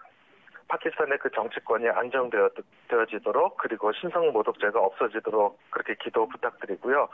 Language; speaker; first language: Korean; native; Korean